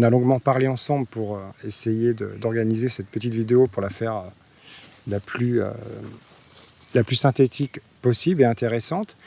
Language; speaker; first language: French; native; French